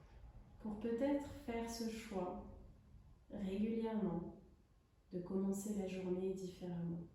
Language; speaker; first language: French; native; French